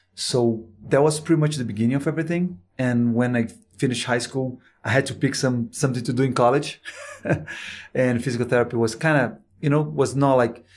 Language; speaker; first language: English; non-native, fluent; Portuguese